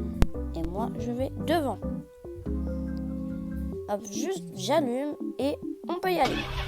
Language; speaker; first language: French; native; French